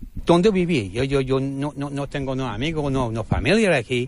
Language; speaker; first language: Spanish; non-native, learner; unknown